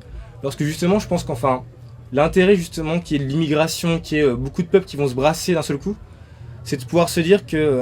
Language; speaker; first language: French; native; French